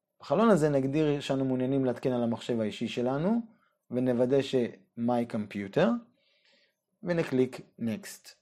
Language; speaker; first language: Hebrew; native; Hebrew